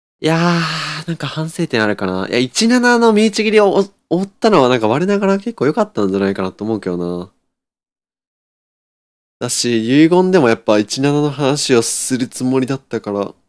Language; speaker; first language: Japanese; native; Japanese